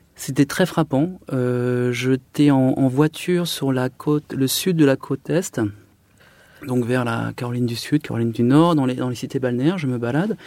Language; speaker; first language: French; native; French